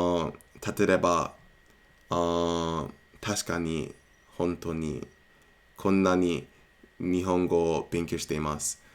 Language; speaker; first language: Japanese; non-native, learner; English